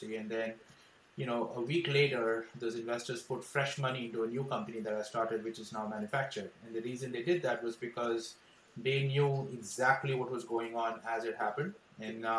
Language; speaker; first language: English; non-native, local second language; Hindi